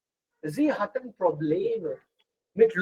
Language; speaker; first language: German; non-native, fluent; Hindi